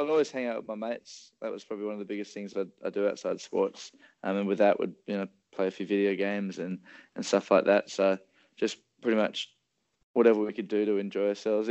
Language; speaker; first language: English; native; English